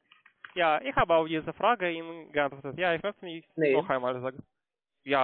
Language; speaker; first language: German; non-native, learner; Russian